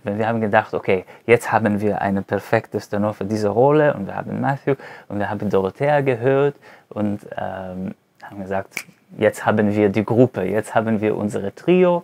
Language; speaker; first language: German; non-native, fluent; Hebrew